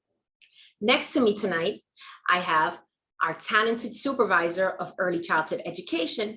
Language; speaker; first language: English; native; English